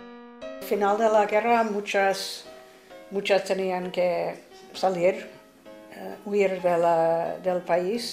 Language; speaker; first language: Spanish; non-native, fluent; English